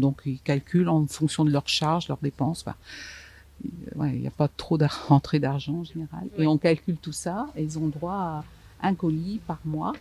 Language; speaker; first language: French; native; French